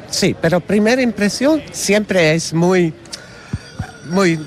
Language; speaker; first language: Spanish; non-native, learner; Dutch